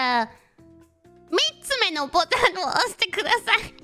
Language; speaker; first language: Japanese; non-native, learner; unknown